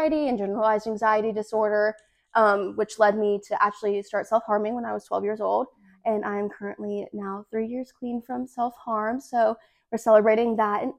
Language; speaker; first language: English; native; English